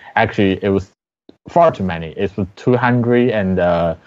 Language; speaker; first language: English; non-native, fluent; Chinese